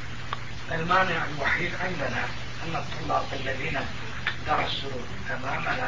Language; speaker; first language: Arabic; non-native, fluent; Turkish